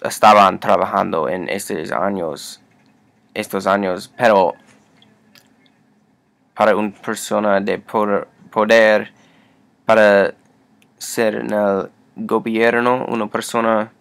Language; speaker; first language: Spanish; non-native, learner; English